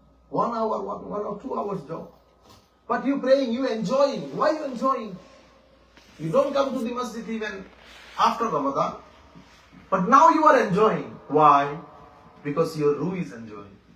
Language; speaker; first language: English; non-native, local second language; Bangla